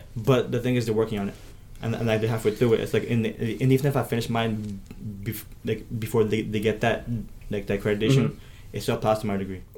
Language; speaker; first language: English; native; English